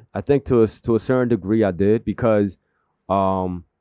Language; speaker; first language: English; early bilingual, other home language; Korean